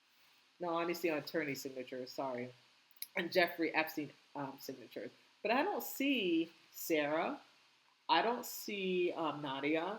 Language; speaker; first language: English; native; English